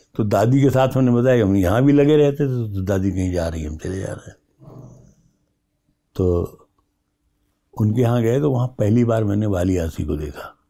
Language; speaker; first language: Hindi; native; Hindi